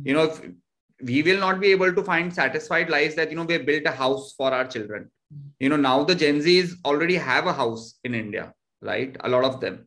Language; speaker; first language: English; non-native, local second language; Hindi